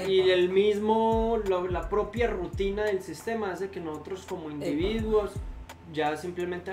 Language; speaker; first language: Spanish; native; Spanish